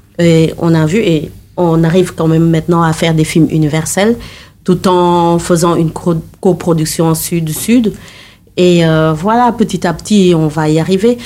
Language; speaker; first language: French; non-native, local second language; Wolof